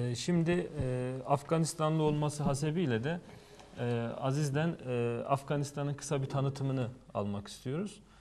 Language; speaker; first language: Turkish; native; Turkish